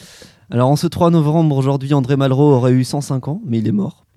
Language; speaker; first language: French; native; French